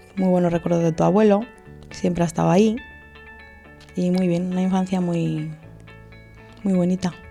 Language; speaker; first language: Spanish; early bilingual, other home language; Arabic